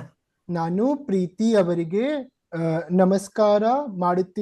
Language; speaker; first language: Kannada; non-native, learner; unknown